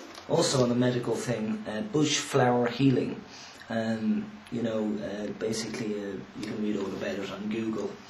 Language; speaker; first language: English; native; English